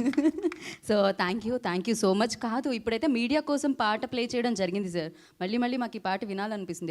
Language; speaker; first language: Telugu; native; Telugu